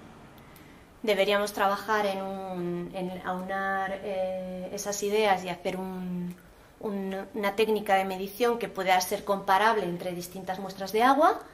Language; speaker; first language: Spanish; native; Spanish